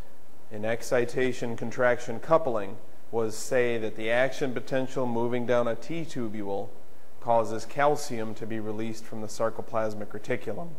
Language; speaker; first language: English; native; English